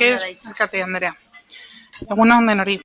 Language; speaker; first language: Basque; non-native, local second language; Spanish